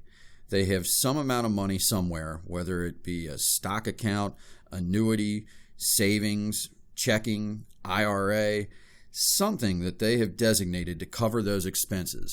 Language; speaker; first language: English; native; English